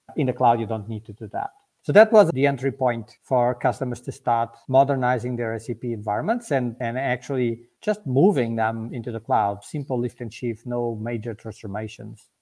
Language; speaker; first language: English; non-native, fluent; Portuguese